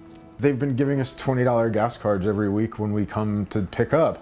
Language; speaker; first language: English; native; English